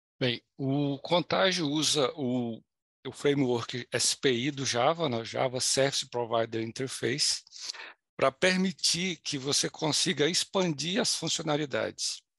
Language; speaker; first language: Portuguese; native; Portuguese